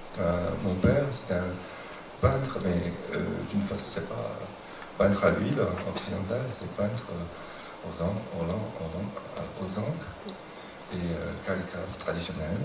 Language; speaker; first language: French; non-native, fluent; Chinese